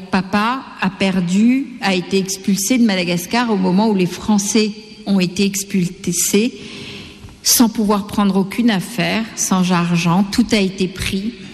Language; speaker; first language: French; non-native, local second language; Gujarati